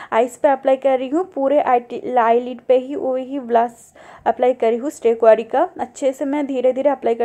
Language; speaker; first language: Hindi; non-native, local second language; Bangla